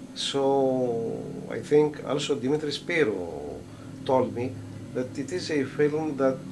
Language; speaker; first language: English; non-native, learner; Greek